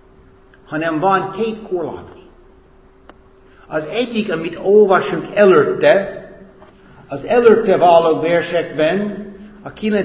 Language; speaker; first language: Hungarian; non-native, fluent; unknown